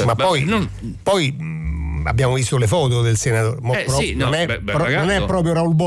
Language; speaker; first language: Italian; native; Italian